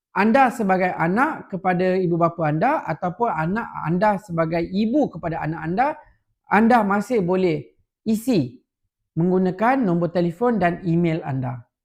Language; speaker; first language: Malay; non-native, local second language; Tamil